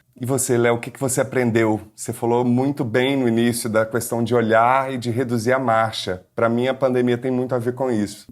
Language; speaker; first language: Portuguese; native; Portuguese